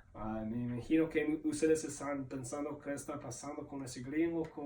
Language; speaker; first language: Spanish; non-native, fluent; English